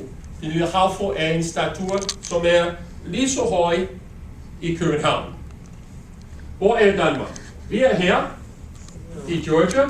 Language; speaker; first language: Danish; non-native, learner; English